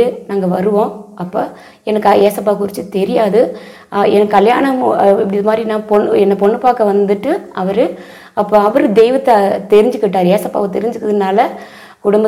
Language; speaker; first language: Tamil; native; Tamil